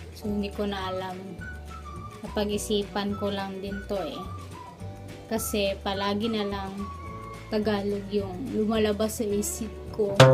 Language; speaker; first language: Filipino; non-native, local second language; Cebuano